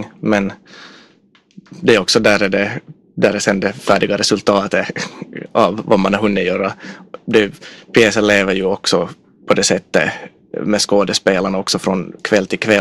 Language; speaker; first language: Swedish; native; Swedish